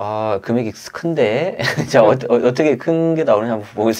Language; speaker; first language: Korean; native; Korean